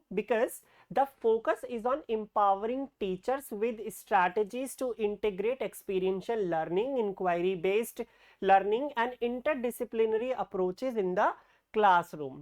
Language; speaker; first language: English; non-native, local second language; Hindi